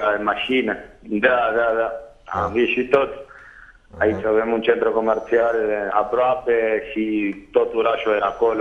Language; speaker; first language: Romanian; non-native, fluent; Spanish